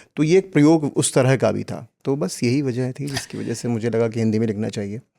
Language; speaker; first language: Hindi; native; Hindi